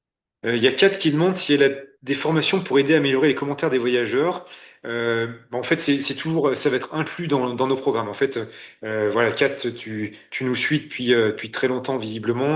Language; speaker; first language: French; native; French